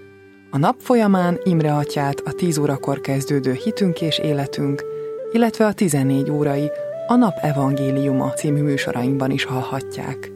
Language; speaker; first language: Hungarian; native; Hungarian